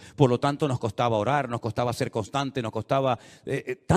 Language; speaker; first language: Spanish; native; Spanish